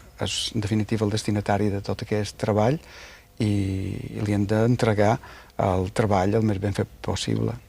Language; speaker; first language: Catalan; native; Catalan